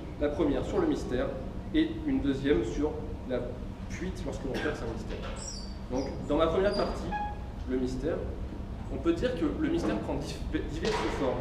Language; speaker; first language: French; native; French